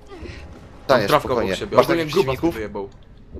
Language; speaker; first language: Polish; native; Polish